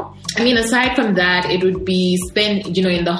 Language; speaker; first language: English; non-native, local second language; Bemba